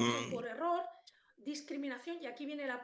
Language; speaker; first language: Spanish; native; Spanish